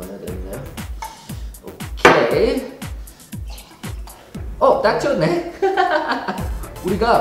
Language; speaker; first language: Korean; non-native, fluent; English